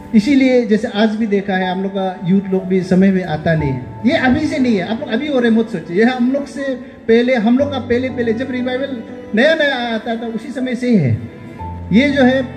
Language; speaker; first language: Hindi; non-native, local second language; Nyishi